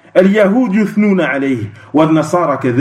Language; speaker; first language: Arabic; non-native, fluent; French